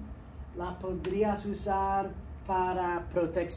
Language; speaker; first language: Spanish; non-native, fluent; English